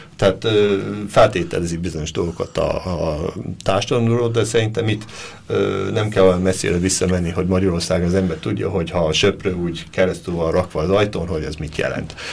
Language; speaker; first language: Hungarian; early bilingual, heritage; Hungarian